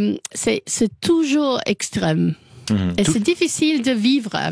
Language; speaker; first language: French; non-native, learner; English